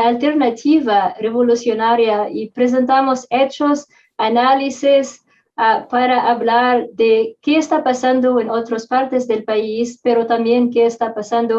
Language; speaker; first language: Spanish; non-native, fluent; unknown